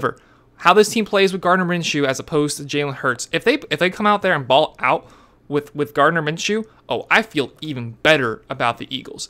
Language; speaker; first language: English; native; English